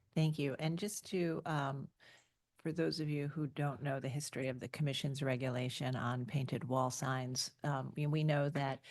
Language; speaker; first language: English; native; English